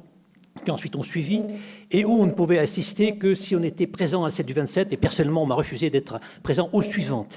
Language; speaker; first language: French; native; French